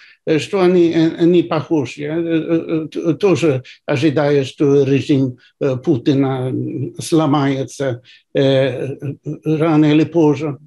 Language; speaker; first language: Russian; non-native, fluent; Swedish